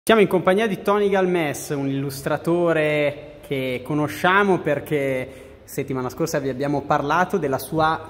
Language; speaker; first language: Italian; native; Italian